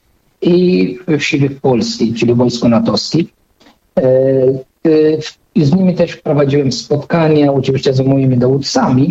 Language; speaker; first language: Polish; non-native, fluent; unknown